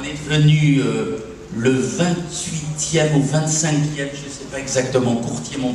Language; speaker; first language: French; native; French